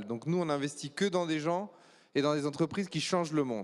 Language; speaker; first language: French; native; French